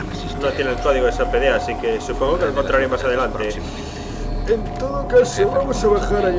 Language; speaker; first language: Spanish; native; Spanish